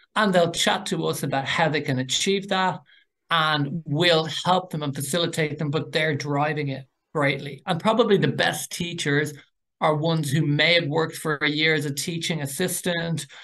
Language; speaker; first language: English; native; English